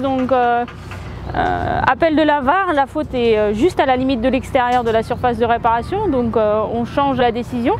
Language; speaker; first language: French; native; French